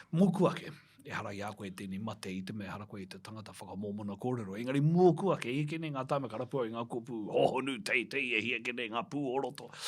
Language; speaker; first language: Māori; non-native, local second language; English